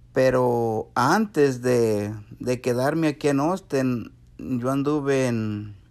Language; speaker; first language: Spanish; native; Spanish